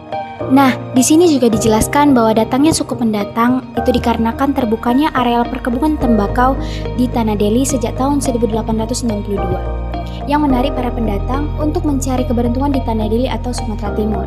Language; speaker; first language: Indonesian; native; Indonesian